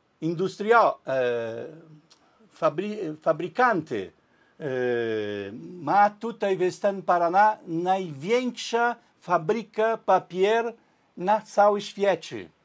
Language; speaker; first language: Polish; non-native, learner; Portuguese